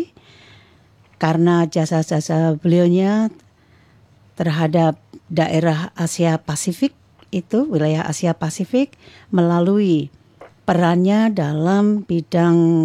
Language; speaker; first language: Indonesian; native; Indonesian